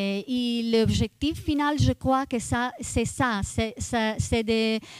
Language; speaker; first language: French; non-native, fluent; Italian